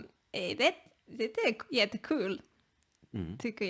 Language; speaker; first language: Swedish; non-native, learner; Spanish